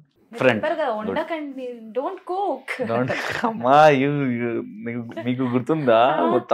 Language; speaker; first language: Telugu; non-native, local second language; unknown